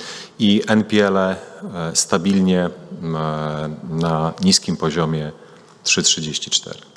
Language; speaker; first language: Polish; native; Polish